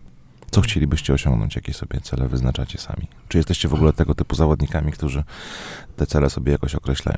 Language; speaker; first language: Polish; native; Polish